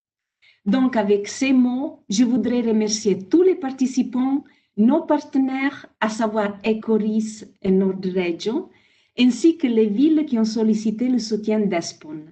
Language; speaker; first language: French; non-native, fluent; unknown